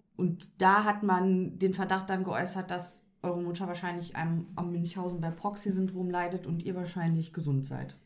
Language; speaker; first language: German; native; German